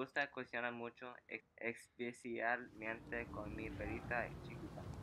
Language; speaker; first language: Spanish; non-native, learner; English